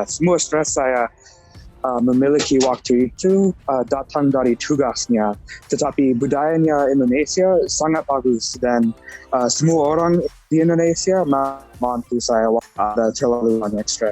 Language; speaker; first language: Indonesian; non-native, fluent; English